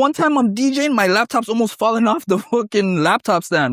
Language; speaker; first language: English; native; English